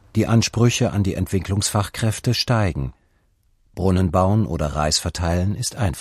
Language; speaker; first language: German; native; German